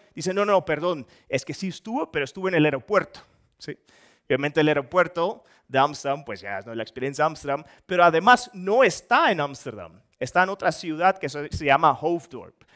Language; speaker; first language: Spanish; non-native, fluent; Dutch